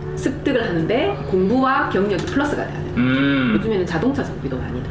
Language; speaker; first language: Korean; native; Korean